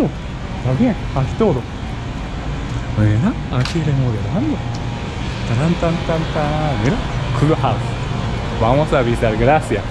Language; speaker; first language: Spanish; non-native, learner; Japanese